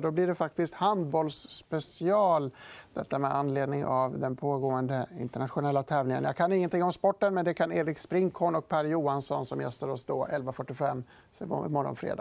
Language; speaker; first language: Swedish; native; Swedish